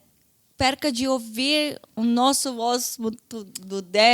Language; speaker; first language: Portuguese; non-native, fluent; Hebrew